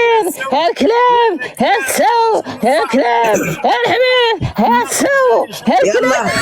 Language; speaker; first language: Arabic; native; Arabic